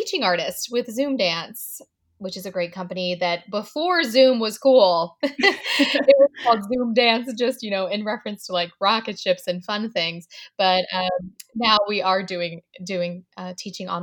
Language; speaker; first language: English; native; English